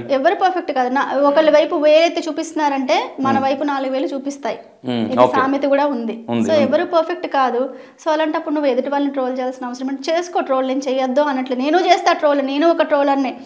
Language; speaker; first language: Telugu; non-native, local second language; Hindi